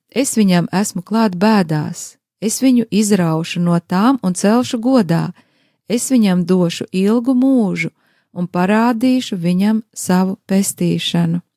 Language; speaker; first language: Latvian; native; Latvian